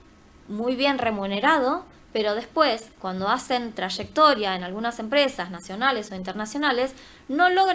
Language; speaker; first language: Spanish; native; Spanish